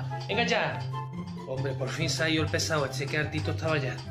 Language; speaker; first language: Spanish; native; Spanish